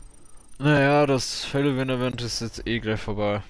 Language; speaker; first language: German; native; German